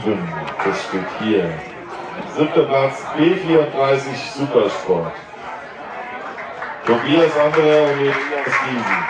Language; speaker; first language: German; native; German